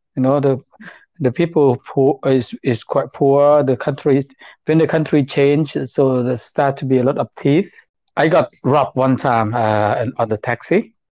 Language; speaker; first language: English; non-native, learner; Lao